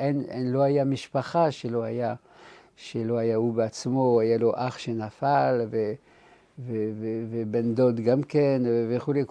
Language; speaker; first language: Hebrew; non-native, fluent; French